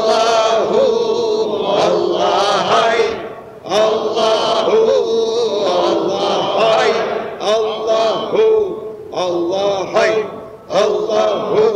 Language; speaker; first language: Turkish; native; Turkish